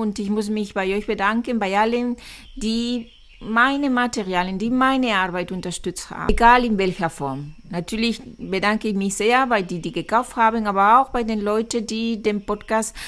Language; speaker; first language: German; non-native, fluent; Spanish